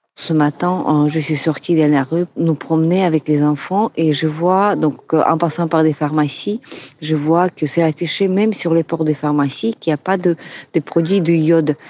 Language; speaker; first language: French; non-native, fluent; Ukrainian